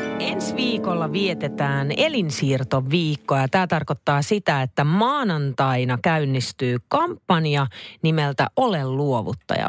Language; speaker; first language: Finnish; native; Finnish